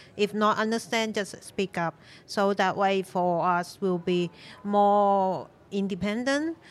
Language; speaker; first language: English; non-native, local second language; Cantonese